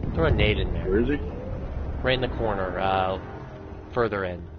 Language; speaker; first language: English; native; English